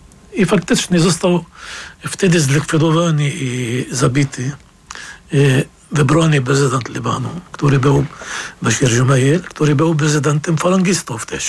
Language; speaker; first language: Polish; non-native, fluent; Arabic